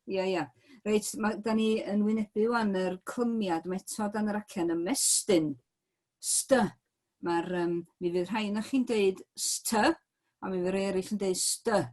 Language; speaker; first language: Welsh; native; Welsh